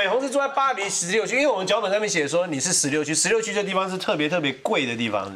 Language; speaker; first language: Chinese; native; Chinese